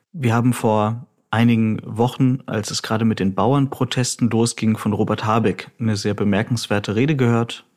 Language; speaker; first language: German; early bilingual, other home language; Russian